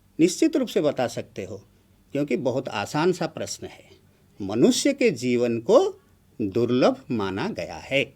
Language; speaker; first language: Hindi; non-native, local second language; Odia